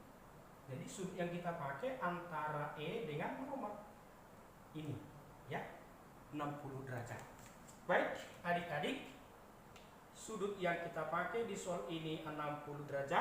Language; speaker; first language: Indonesian; native; Indonesian